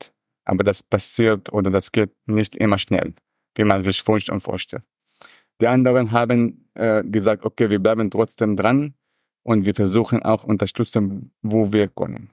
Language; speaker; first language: German; non-native, fluent; Arabic